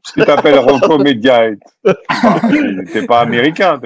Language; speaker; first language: French; native; French